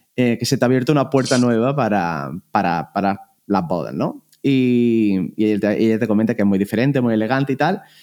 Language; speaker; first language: Spanish; native; Spanish